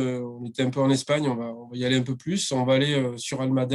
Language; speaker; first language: French; native; French